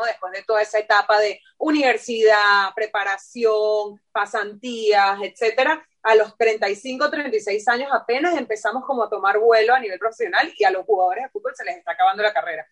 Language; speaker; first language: Spanish; native; Spanish